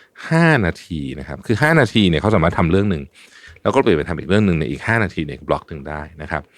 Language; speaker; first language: Thai; native; Thai